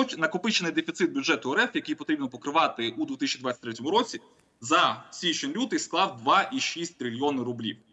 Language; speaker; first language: Ukrainian; non-native, local second language; Russian